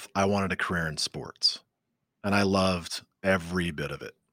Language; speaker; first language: English; native; English